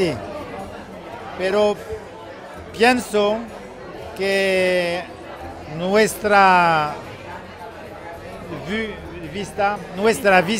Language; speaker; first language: Spanish; non-native, learner; French